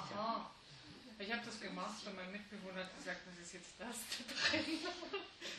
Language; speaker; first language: German; native; German